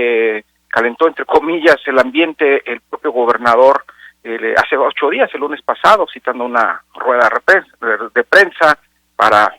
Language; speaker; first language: Spanish; native; Spanish